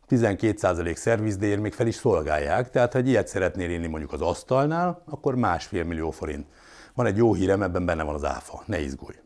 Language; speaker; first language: Hungarian; native; Hungarian